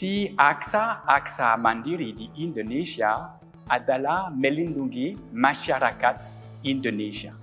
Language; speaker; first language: Indonesian; non-native, learner; French